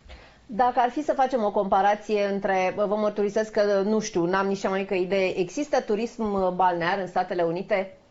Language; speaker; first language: Romanian; native; Romanian